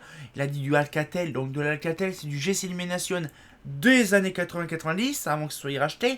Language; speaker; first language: French; native; French